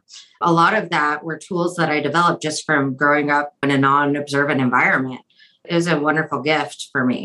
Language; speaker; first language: English; native; English